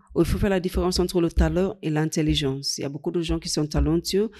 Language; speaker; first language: French; non-native, fluent; English